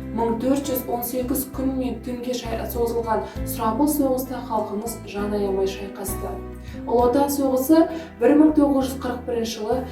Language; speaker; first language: Kazakh; native; Kazakh